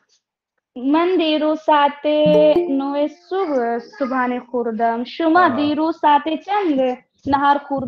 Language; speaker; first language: Persian; non-native, learner; Urdu